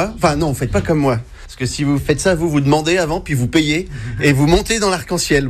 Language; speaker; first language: French; native; French